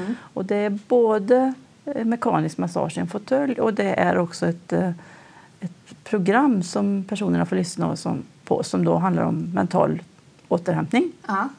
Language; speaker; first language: Swedish; native; Swedish